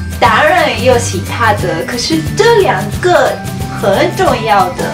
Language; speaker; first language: Chinese; non-native, fluent; Spanish